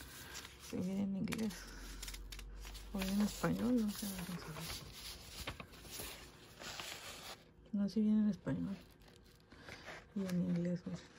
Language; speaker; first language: Spanish; native; Spanish